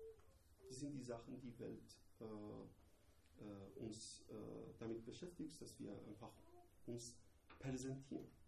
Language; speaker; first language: German; non-native, learner; Persian